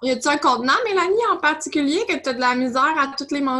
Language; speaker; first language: French; native; French